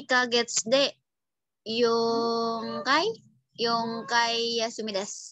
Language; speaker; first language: Japanese; non-native, learner; Indonesian